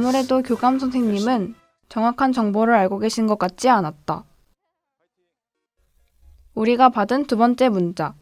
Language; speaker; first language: Korean; native; Korean